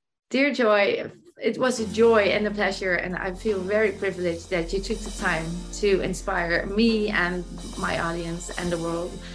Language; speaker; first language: English; non-native, fluent; Dutch